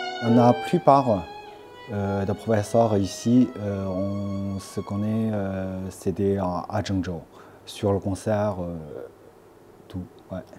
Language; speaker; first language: French; non-native, fluent; Chinese